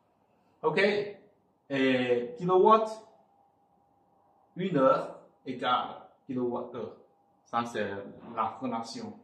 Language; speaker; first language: French; non-native, fluent; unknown